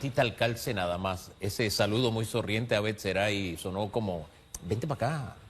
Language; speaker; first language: Spanish; native; Spanish